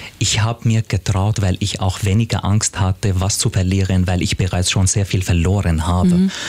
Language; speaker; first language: German; non-native, fluent; Arabic